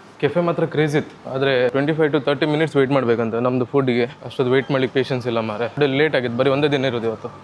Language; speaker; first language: Kannada; native; Kannada